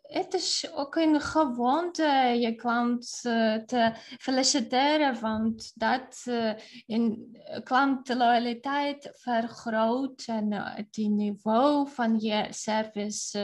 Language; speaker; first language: Dutch; non-native, fluent; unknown